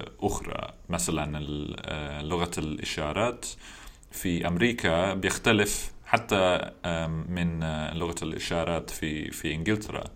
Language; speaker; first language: Arabic; non-native, fluent; English